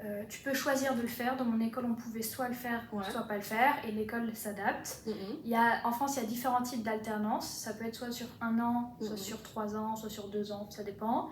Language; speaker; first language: French; native; French